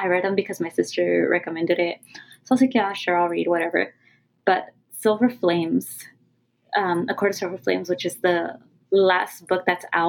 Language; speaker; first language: English; native; English